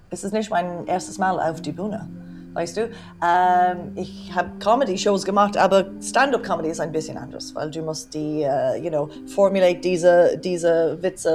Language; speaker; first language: German; non-native, learner; English